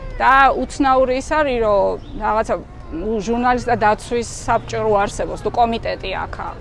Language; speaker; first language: Georgian; native; Georgian